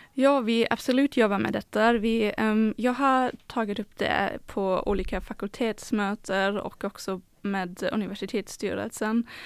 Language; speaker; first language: Swedish; non-native, fluent; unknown